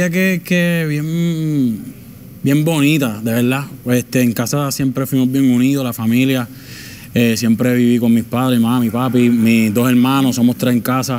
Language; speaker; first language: Spanish; native; Spanish